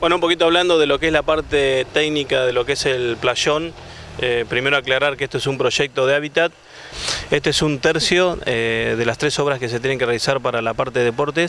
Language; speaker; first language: Spanish; native; Spanish